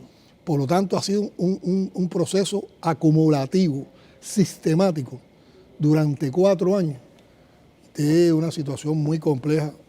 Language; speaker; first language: Spanish; native; Spanish